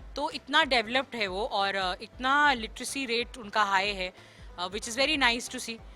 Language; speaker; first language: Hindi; native; Hindi